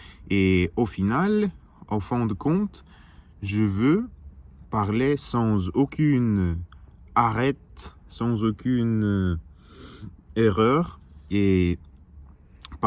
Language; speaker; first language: French; non-native, learner; Russian